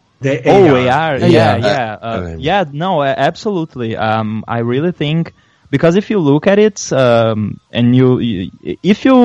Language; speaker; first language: English; non-native, fluent; Portuguese